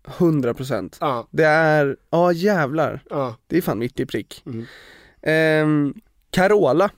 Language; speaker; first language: Swedish; native; Swedish